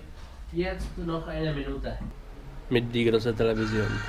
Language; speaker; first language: German; non-native, learner; Czech